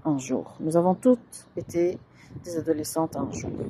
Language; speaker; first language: French; non-native, local second language; Arabic